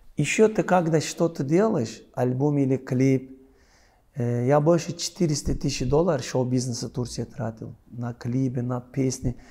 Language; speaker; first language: Russian; non-native, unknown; Turkish